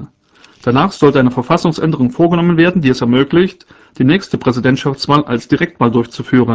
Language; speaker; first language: German; native; German